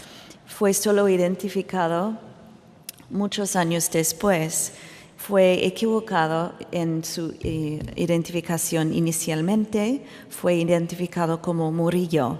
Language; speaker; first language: Spanish; non-native, fluent; English